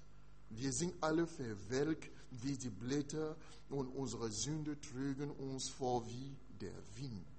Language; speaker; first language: German; non-native, learner; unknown